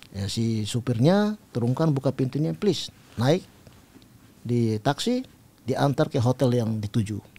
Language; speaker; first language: Indonesian; non-native, local second language; Tetum